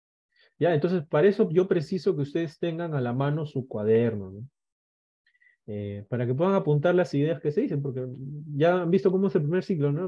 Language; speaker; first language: Spanish; native; Spanish